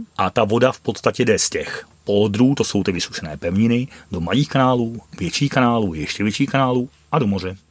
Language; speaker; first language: Czech; non-native, fluent; Dutch